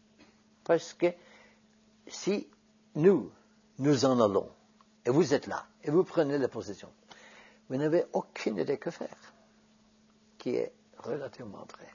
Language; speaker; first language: French; non-native, fluent; Norwegian